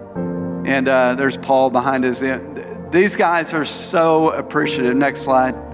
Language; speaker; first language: English; native; English